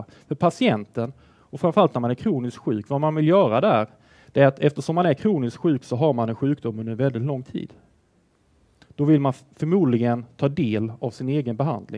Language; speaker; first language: Swedish; native; Swedish